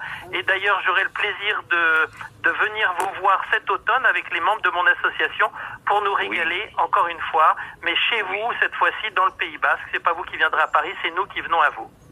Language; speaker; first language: French; native; French